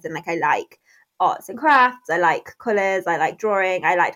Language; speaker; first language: English; native; English